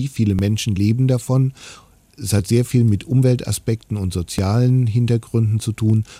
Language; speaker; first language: German; native; German